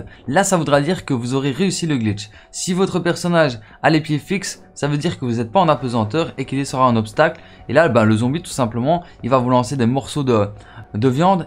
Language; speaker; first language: French; native; French